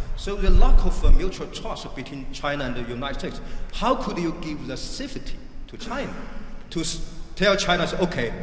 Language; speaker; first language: English; non-native, fluent; Chinese